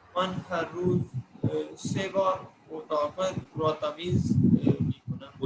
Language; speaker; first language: Persian; non-native, learner; Urdu